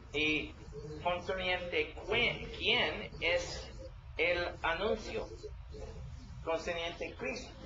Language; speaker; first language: Spanish; non-native, learner; English